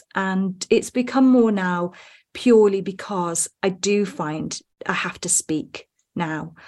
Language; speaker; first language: English; native; English